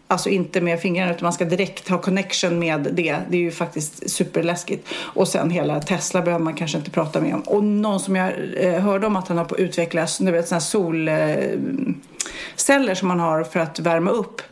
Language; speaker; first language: Swedish; native; Swedish